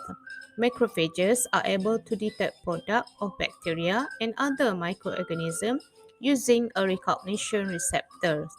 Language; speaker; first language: English; non-native, fluent; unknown